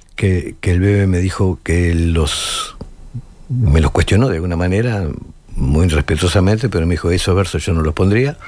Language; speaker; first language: Spanish; native; Spanish